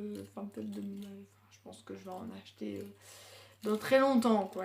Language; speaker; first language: French; native; French